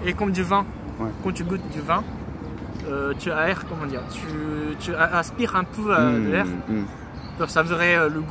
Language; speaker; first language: French; non-native, fluent; Japanese